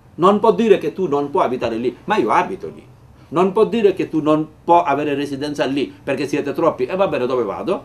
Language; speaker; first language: Italian; non-native, learner; Bangla